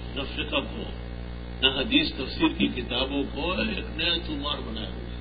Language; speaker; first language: Urdu; non-native, local second language; Pashto